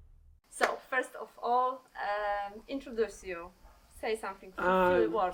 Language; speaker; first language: English; non-native, learner; Polish